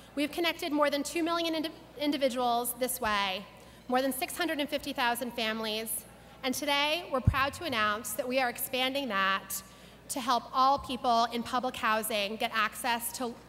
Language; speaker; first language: English; native; English